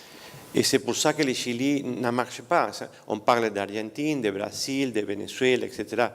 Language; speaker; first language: French; non-native, fluent; Spanish